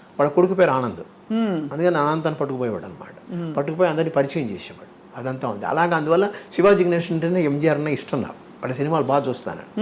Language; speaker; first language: Telugu; native; Telugu